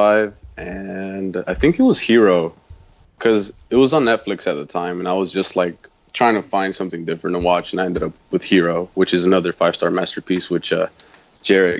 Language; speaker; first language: English; non-native, fluent; Spanish